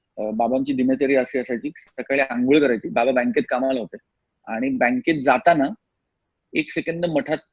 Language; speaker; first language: Marathi; native; Marathi